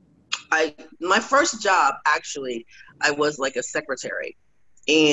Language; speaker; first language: English; native; English